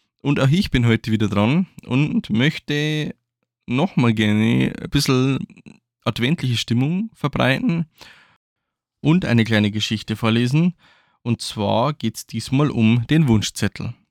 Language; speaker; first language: German; native; German